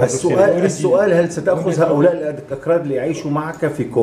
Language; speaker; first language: Arabic; native; Arabic